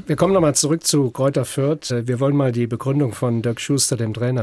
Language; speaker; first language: German; native; German